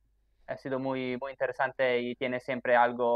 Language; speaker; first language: Spanish; non-native, fluent; Italian